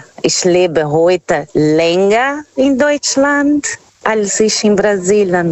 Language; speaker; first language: German; non-native, fluent; Portuguese